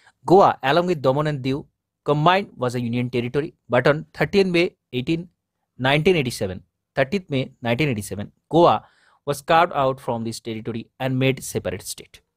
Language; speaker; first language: English; non-native, local second language; Bangla